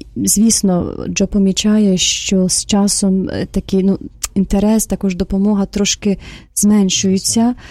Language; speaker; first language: Ukrainian; native; Ukrainian